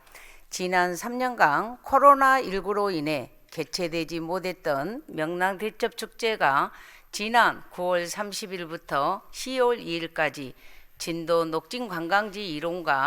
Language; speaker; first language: Korean; native; Korean